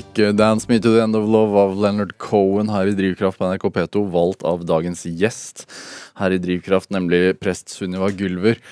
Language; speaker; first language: Norwegian; native; Norwegian